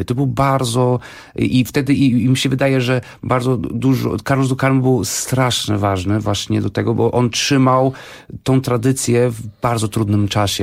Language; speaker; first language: Polish; non-native, fluent; Portuguese